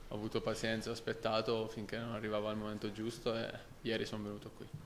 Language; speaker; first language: Italian; native; Italian